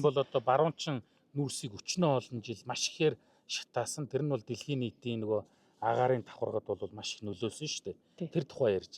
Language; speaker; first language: Mongolian; native; Mongolian